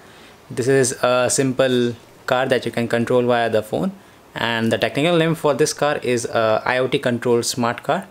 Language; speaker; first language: English; non-native, local second language; Hindi